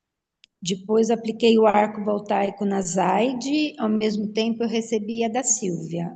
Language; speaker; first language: Portuguese; native; Portuguese